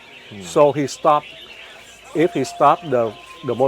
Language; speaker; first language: English; non-native, learner; Vietnamese